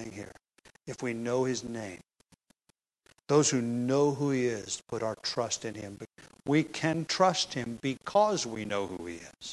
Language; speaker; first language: English; native; English